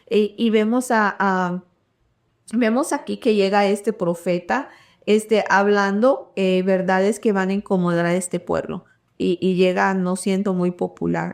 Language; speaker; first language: Spanish; early bilingual, heritage; Spanish